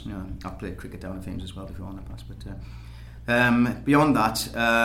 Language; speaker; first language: English; native; English